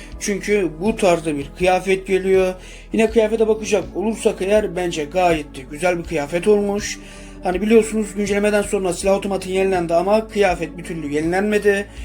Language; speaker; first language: Turkish; native; Turkish